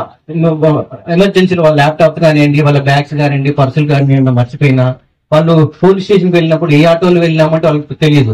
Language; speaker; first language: Telugu; native; Telugu